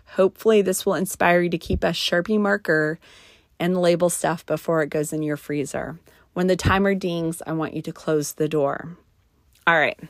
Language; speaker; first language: English; native; English